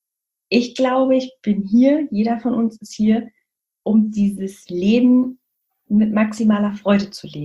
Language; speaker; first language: German; native; German